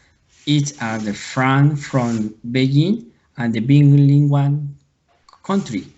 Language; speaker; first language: English; non-native, learner; Spanish